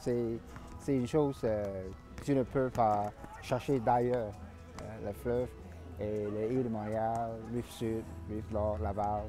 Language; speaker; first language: French; non-native, fluent; Cantonese